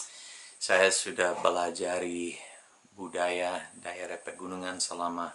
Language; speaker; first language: Indonesian; non-native, fluent; English